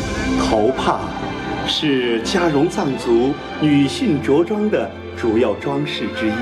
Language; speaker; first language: Chinese; native; Chinese